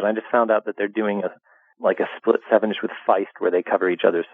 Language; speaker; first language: English; native; English